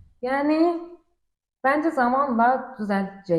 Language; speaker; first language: Turkish; non-native, learner; Persian